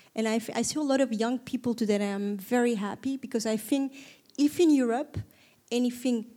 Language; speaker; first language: English; non-native, fluent; Turkish